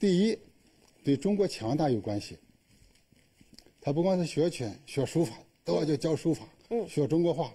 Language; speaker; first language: Chinese; native; Chinese